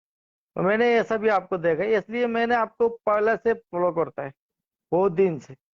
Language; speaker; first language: Hindi; non-native, learner; Bangla